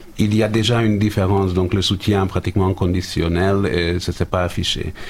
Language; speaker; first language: French; non-native, fluent; Hungarian